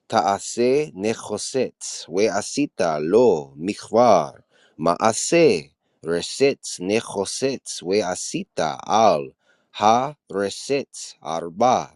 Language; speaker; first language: Hebrew; non-native, learner; English